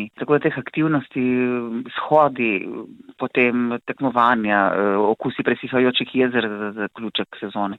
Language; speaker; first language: Slovenian; native; Slovenian